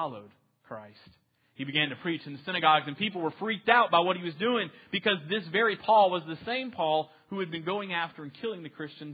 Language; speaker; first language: English; native; English